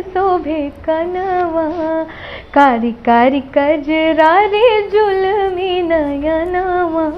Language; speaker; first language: Hindi; native; Hindi